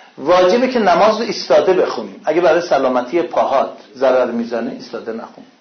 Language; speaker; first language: Persian; non-native, local second language; Azerbaijani